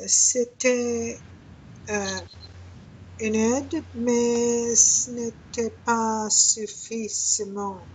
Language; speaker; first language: French; non-native, learner; English